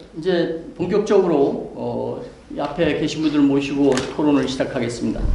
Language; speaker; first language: Korean; native; Korean